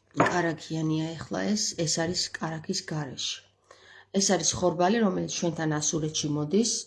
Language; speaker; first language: Georgian; native; Georgian